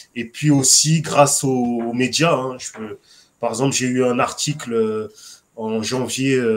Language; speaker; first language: French; native; French